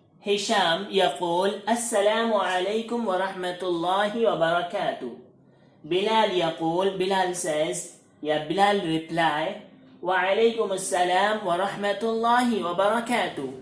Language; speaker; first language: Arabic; non-native, fluent; Urdu